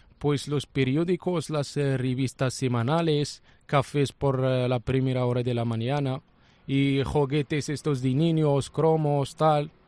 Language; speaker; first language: Spanish; non-native, fluent; Arabic